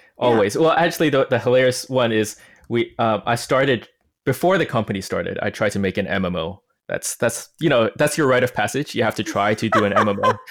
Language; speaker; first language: English; non-native, local second language; Cantonese